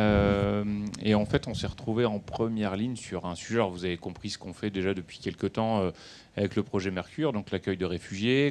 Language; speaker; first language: French; native; French